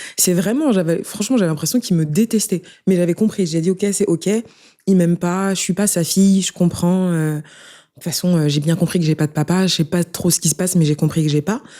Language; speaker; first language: French; early bilingual, other home language; Haitian Creole